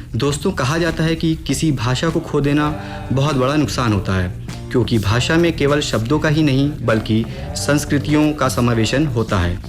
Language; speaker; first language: Hindi; native; Hindi